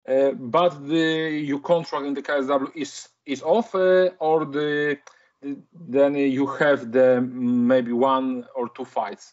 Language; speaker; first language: English; non-native, learner; Polish